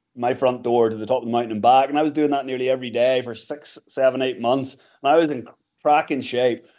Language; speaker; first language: English; native; English